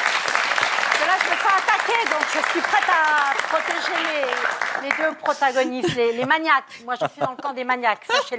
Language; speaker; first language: French; native; French